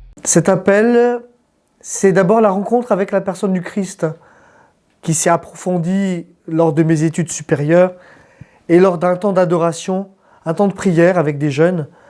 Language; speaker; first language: French; non-native, local second language; Malagasy